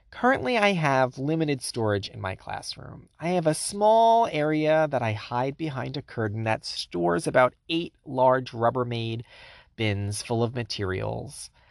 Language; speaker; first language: English; native; English